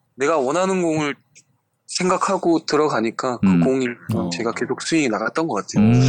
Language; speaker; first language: Korean; native; Korean